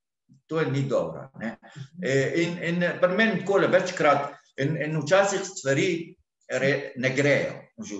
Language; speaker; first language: Slovenian; non-native, fluent; Arabic